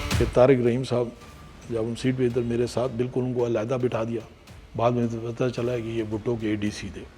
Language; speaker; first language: Urdu; non-native, local second language; Pashto